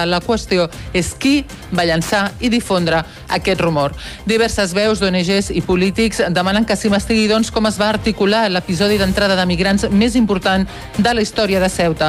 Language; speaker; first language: Catalan; native; Catalan